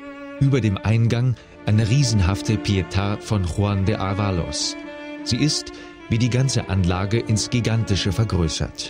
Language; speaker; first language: German; native; German